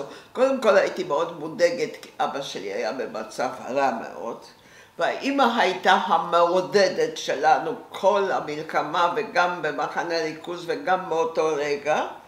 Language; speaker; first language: Hebrew; non-native, fluent; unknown